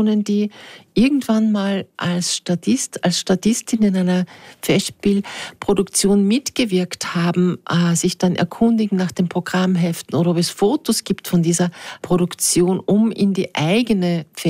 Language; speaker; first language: German; native; German